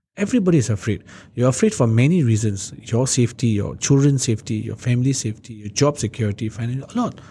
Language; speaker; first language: English; native; English